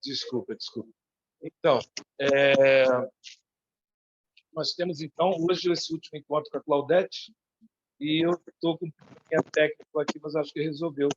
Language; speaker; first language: Portuguese; native; Portuguese